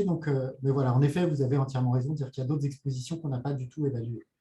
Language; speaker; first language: French; native; French